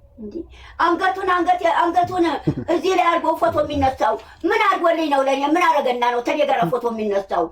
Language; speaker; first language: Amharic; native; Amharic